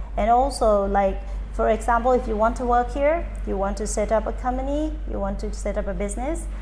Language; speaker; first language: English; non-native, fluent; Thai